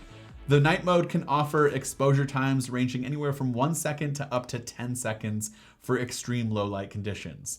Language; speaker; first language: English; native; English